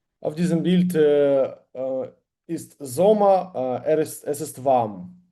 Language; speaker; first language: German; non-native, learner; Ukrainian